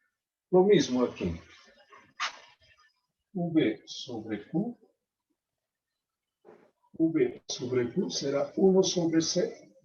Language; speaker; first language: Spanish; native; Spanish